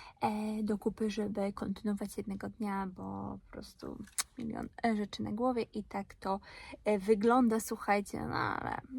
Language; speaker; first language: Polish; native; Polish